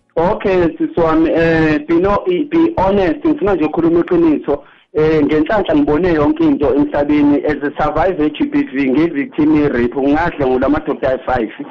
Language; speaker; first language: Zulu; native; Zulu